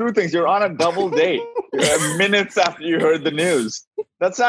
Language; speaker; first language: English; non-native, local second language; Hindi